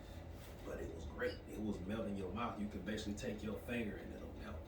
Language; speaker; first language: English; native; English